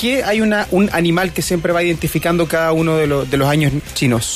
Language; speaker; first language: Spanish; native; Spanish